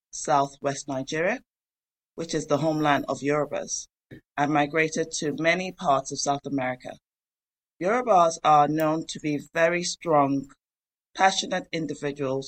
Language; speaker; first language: English; non-native, local second language; Yoruba